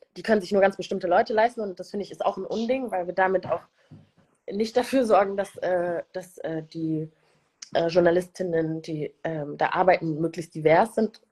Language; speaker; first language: German; early bilingual, other home language; Kinyarwanda